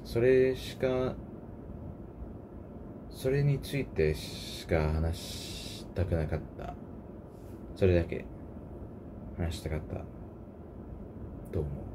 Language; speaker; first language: Japanese; non-native, learner; English